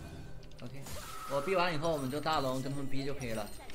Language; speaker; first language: Chinese; native; Chinese